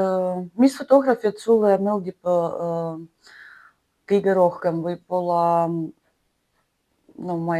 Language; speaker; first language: Estonian; non-native, learner; Russian